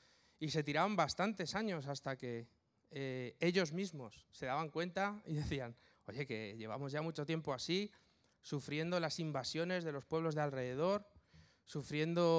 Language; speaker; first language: Spanish; native; Spanish